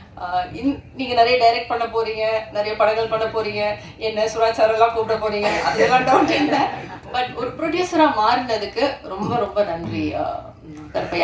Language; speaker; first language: Tamil; native; Tamil